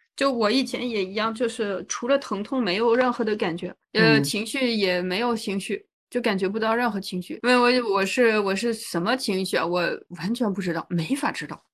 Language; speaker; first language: Chinese; non-native, fluent; French